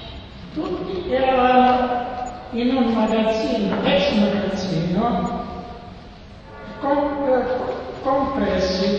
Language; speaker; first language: Italian; non-native, learner; Serbian